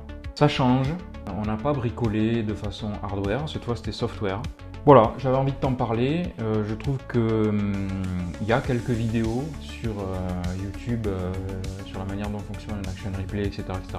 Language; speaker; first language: French; native; French